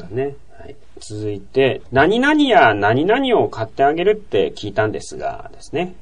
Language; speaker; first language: Japanese; native; Japanese